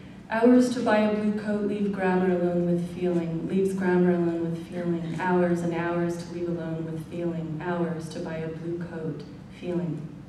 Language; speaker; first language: English; native; English